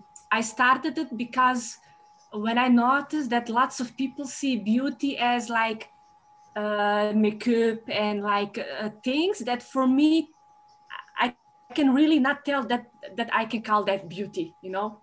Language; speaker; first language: English; non-native, learner; Dutch